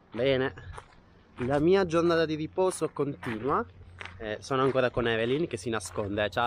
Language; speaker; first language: Italian; native; Italian